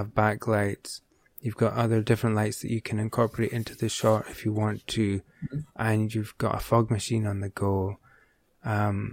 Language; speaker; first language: English; native; English